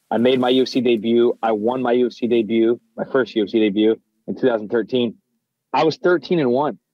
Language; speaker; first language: English; native; English